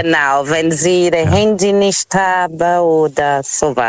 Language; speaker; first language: German; non-native, learner; Portuguese